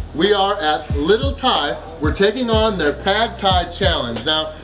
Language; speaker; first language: English; native; English